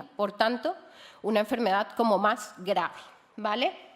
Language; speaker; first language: Spanish; native; Spanish